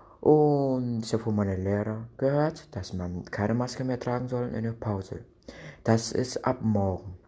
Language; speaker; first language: German; non-native, local second language; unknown